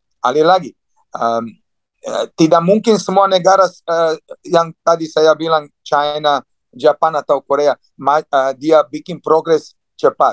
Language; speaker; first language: Indonesian; non-native, fluent; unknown